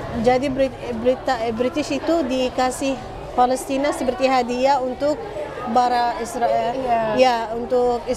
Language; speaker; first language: Indonesian; non-native, fluent; Arabic